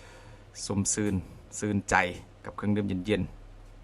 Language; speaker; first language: Thai; non-native, local second language; Northeastern Thai